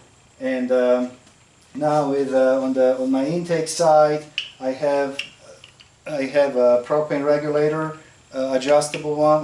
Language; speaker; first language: English; non-native, fluent; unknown